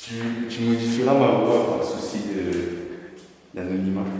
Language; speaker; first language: French; native; French